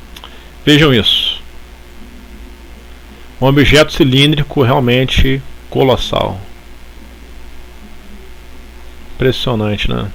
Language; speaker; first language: Portuguese; native; Portuguese